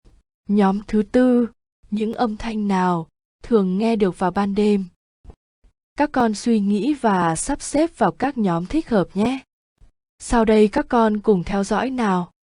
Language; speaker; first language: Vietnamese; native; Vietnamese